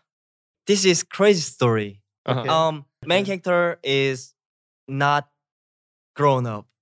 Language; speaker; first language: English; non-native, learner; Korean